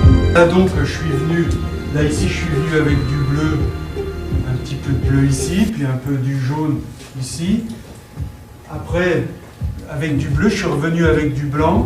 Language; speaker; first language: French; native; French